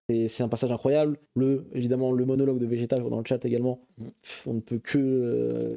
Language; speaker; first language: French; native; French